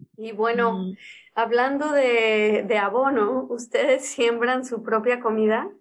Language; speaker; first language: Spanish; native; Spanish